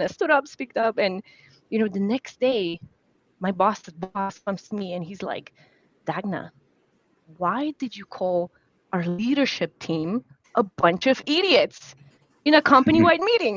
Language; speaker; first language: English; non-native, fluent; Polish